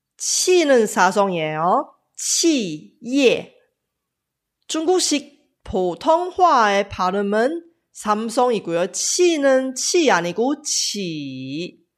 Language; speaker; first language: Korean; non-native, fluent; Chinese